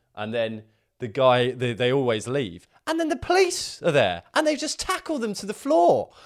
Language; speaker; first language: English; native; English